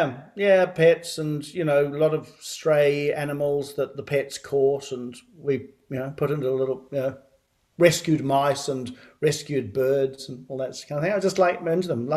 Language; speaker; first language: English; native; English